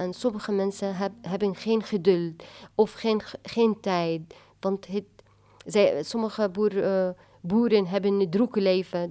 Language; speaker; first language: Dutch; non-native, learner; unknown